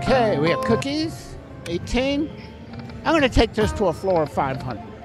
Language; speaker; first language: English; native; English